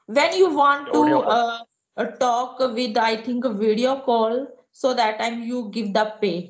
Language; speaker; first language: English; non-native, local second language; Hindi